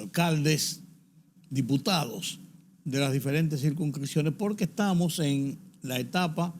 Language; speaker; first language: Spanish; native; Spanish